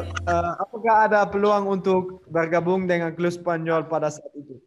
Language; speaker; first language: Indonesian; non-native, learner; Dutch